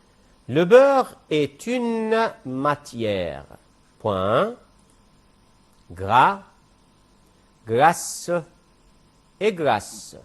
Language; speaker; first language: French; non-native, fluent; Arabic